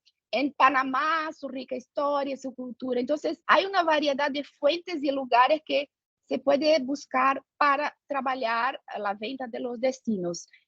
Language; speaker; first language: Spanish; non-native, fluent; Portuguese